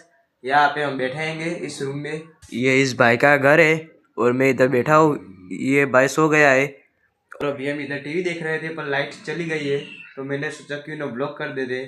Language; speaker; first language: Hindi; non-native, local second language; Gujarati